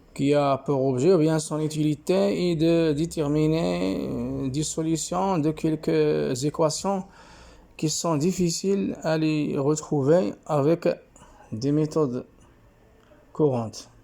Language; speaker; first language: French; non-native, local second language; Arabic